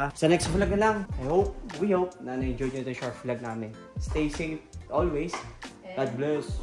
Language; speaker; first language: Filipino; native; Filipino